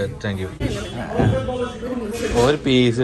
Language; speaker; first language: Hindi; non-native, local second language; Malayalam